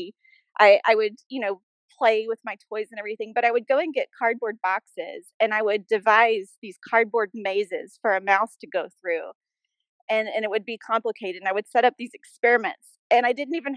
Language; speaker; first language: English; native; English